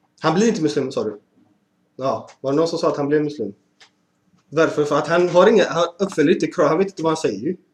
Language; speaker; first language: Swedish; early bilingual, other home language; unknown